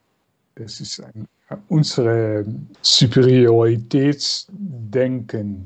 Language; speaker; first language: German; non-native, fluent; Dutch